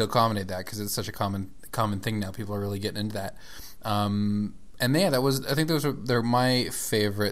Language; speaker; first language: English; native; English